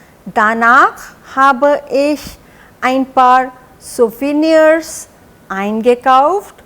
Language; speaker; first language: German; non-native, fluent; Hindi